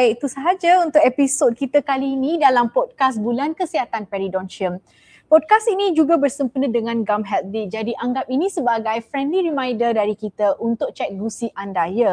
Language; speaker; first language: Malay; native; Malay